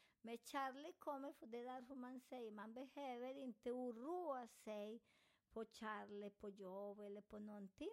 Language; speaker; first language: Swedish; non-native, learner; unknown